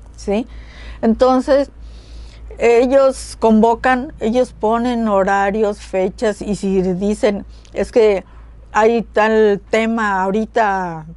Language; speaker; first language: Spanish; native; Spanish